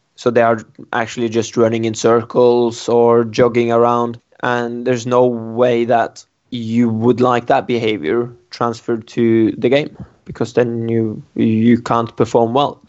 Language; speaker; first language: English; non-native, fluent; Norwegian